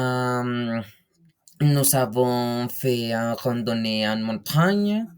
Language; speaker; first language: French; non-native, learner; Spanish